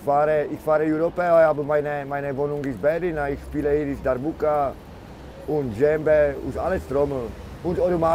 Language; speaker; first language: German; non-native, learner; Czech